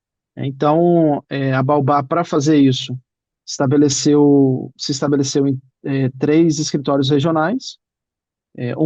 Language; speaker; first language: Portuguese; native; Portuguese